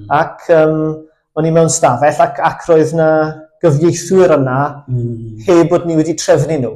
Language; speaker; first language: Welsh; native; Welsh